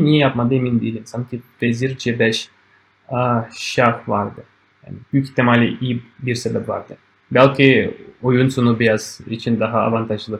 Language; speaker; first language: Turkish; non-native, fluent; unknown